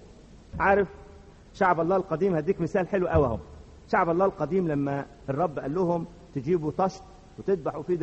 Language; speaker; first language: Arabic; native; Arabic